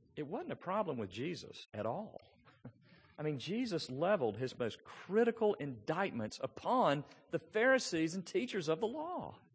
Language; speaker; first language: English; native; English